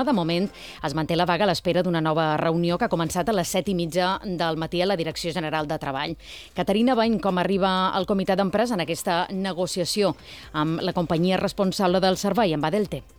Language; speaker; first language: Catalan; native; Catalan